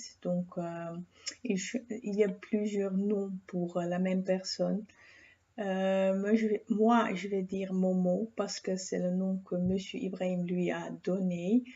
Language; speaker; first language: French; non-native, fluent; Dutch